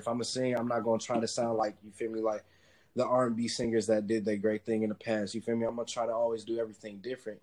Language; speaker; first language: English; native; English